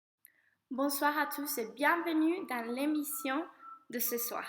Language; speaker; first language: French; non-native, learner; Spanish